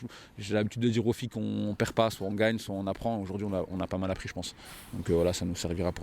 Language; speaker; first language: French; native; French